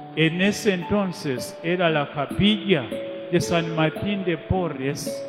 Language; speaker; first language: Spanish; non-native, fluent; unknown